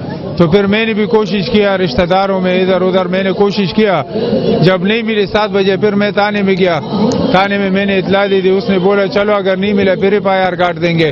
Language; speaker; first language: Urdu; non-native, local second language; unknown